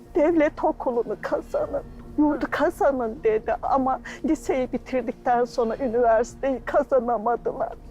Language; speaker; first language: Turkish; native; Turkish